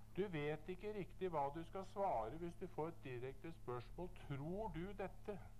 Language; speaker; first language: Norwegian; native; Norwegian